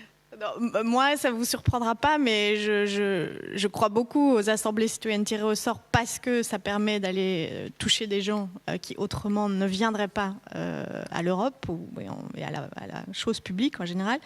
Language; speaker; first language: French; native; French